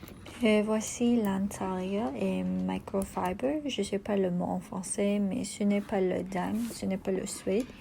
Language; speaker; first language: French; non-native, learner; English